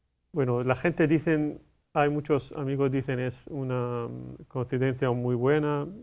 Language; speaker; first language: Spanish; non-native, learner; Arabic